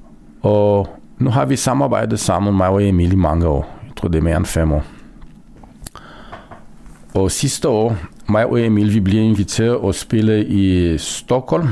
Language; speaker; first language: Danish; non-native, fluent; Romanian